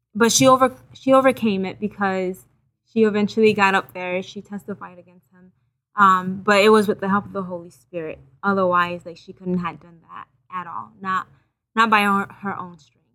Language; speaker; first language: English; early bilingual, other home language; Haitian Creole